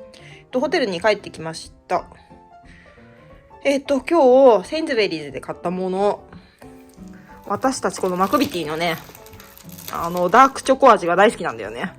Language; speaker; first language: Japanese; native; Japanese